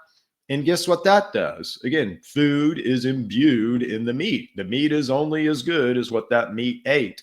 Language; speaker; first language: English; native; English